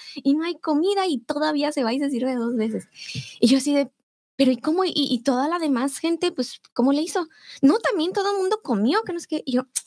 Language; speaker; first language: Spanish; native; Spanish